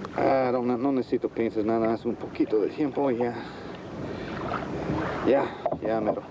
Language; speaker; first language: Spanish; non-native, learner; English